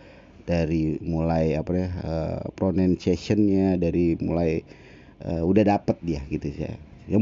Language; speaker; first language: Indonesian; native; Indonesian